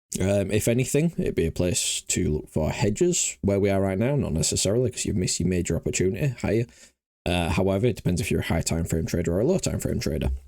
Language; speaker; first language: English; native; English